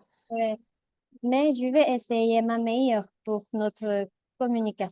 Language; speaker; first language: French; non-native, learner; Korean